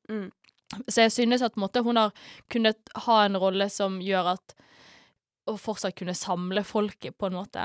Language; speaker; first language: Norwegian; early bilingual, other home language; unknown